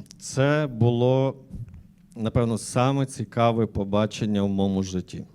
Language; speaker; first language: Ukrainian; native; Ukrainian